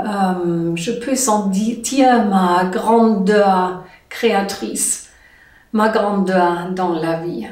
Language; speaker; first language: French; non-native, learner; German